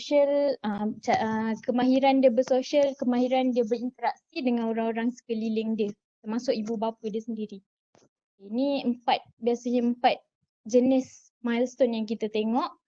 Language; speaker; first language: Malay; native; Malay